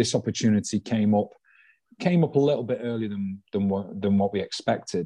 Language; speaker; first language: English; native; English